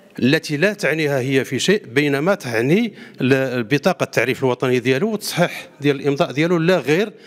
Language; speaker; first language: Arabic; native; Arabic